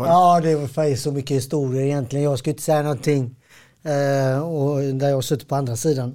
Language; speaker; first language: Swedish; early bilingual, other home language; Serbian